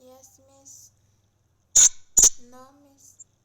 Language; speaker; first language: English; non-native, learner; Indonesian